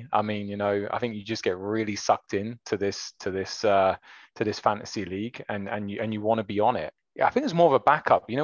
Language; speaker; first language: English; native; English